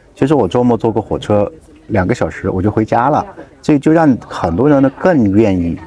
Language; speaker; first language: Chinese; native; Chinese